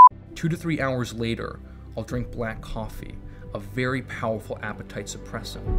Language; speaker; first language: English; native; English